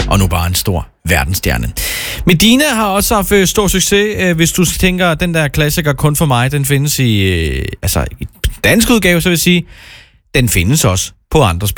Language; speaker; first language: Danish; native; Danish